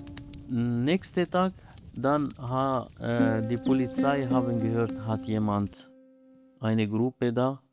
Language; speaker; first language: German; non-native, learner; Arabic